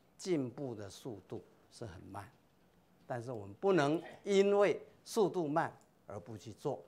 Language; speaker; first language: Chinese; native; Chinese